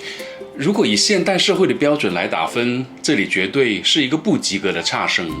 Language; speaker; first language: Chinese; native; Chinese